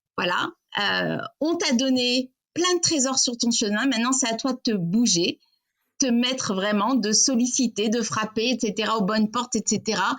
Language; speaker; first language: French; native; French